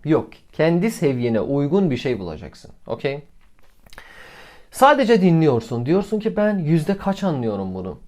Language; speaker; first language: Turkish; non-native, fluent; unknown